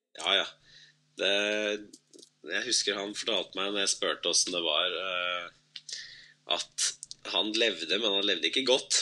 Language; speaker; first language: Norwegian; early bilingual, other home language; Spanish